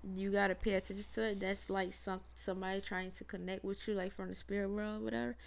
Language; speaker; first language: English; native; English